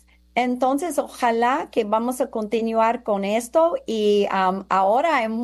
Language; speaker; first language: Spanish; non-native, fluent; English